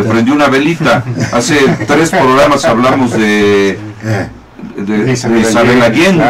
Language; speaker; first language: Spanish; native; Spanish